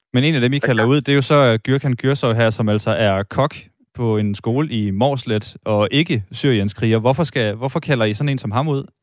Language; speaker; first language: Danish; native; Danish